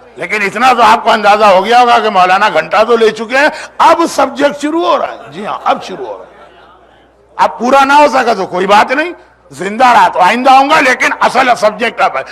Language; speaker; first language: Urdu; native; Urdu